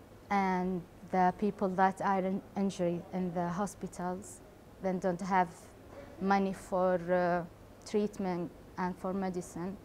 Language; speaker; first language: English; non-native, learner; Arabic